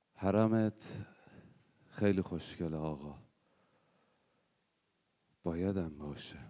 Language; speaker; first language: Persian; native; Persian